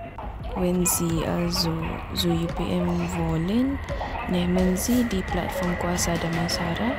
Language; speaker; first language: German; non-native, learner; Malay